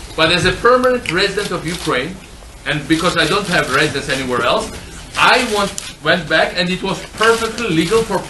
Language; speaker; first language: English; non-native, fluent; Georgian